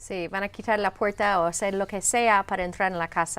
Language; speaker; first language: Spanish; non-native, fluent; English